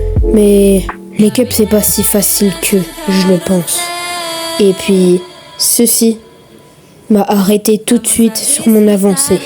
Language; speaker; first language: French; native; French